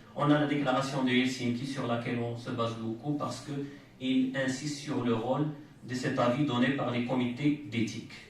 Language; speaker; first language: French; non-native, local second language; Arabic